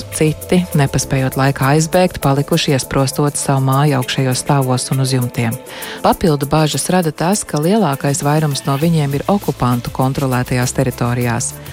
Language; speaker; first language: Latvian; native; Latvian